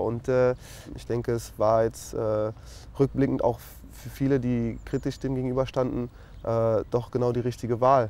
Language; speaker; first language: German; native; German